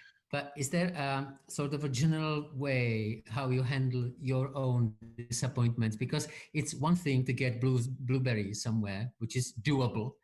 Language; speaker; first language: English; non-native, fluent; Czech